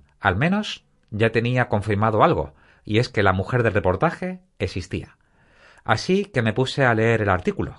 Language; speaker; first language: Spanish; native; Spanish